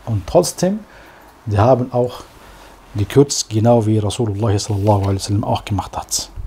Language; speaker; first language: German; non-native, fluent; Arabic